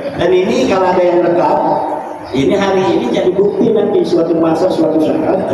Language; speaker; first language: Indonesian; non-native, local second language; Sundanese